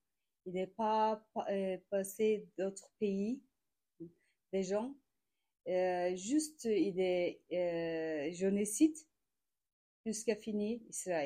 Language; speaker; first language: French; non-native, learner; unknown